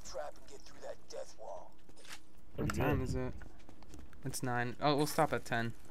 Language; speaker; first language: English; native; English